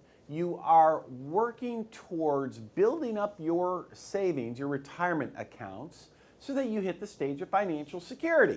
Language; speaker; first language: English; native; English